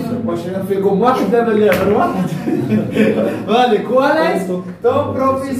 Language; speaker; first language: Spanish; non-native, fluent; Arabic